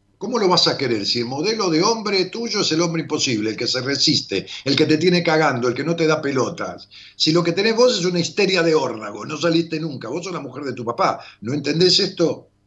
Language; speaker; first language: Spanish; native; Spanish